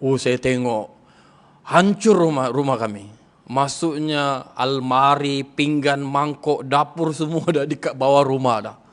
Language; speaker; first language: Malay; non-native, local second language; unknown